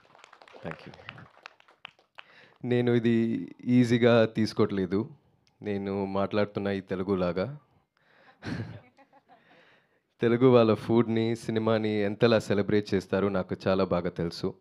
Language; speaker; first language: Telugu; non-native, learner; Tamil